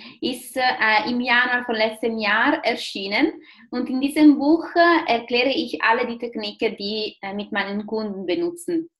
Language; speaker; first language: German; non-native, fluent; Italian